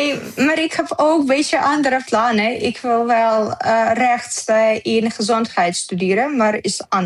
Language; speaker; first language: Dutch; non-native, learner; Ukrainian